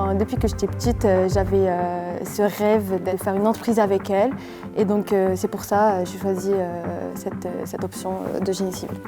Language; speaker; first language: French; non-native, local second language; Arabic